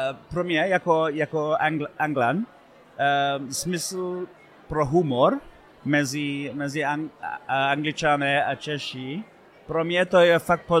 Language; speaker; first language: Czech; non-native, fluent; English